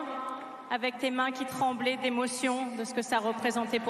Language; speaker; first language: French; native; French